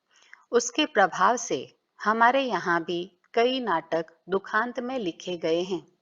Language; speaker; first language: Hindi; native; Hindi